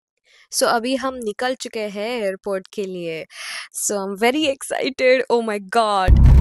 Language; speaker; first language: Hindi; non-native, local second language; Marathi